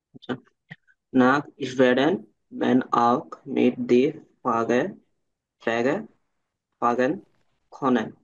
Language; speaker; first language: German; non-native, learner; Bangla